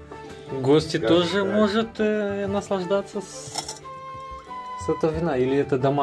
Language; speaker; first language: Russian; non-native, local second language; Romanian